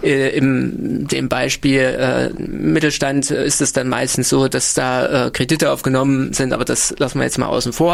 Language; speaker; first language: German; native; German